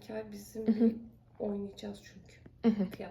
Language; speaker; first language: Turkish; native; Turkish